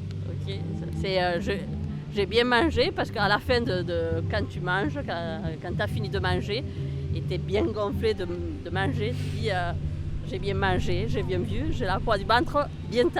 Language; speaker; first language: French; early bilingual, heritage; Spanish